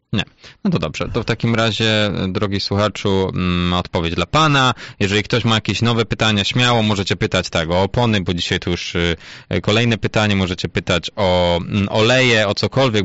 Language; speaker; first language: Polish; native; Polish